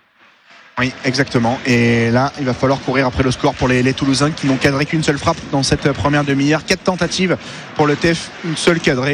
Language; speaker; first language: French; native; French